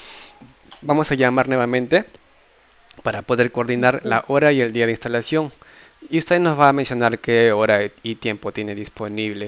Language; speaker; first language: Spanish; native; Spanish